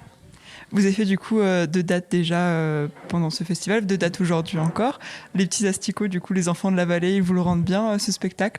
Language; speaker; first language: French; non-native, learner; Dutch